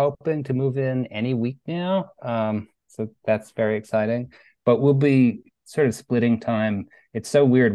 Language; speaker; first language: English; native; English